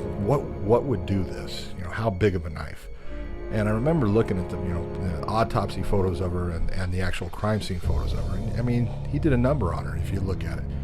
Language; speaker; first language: English; native; English